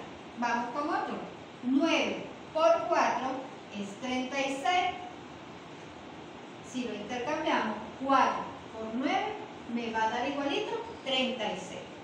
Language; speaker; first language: Spanish; native; Spanish